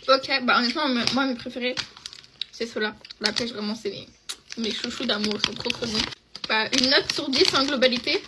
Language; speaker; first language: French; native; French